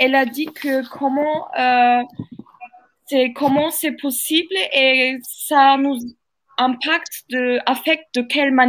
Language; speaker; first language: French; non-native, fluent; Turkish